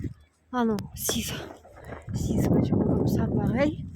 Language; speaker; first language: French; non-native, fluent; Russian